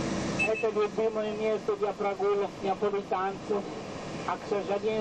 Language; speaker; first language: Russian; non-native, fluent; Italian